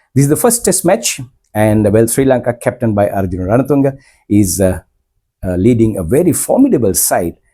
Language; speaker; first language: English; non-native, local second language; Sinhala